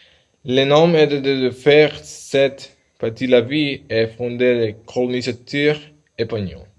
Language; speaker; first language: French; non-native, learner; Spanish